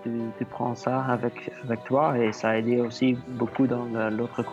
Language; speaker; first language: French; non-native, learner; Dutch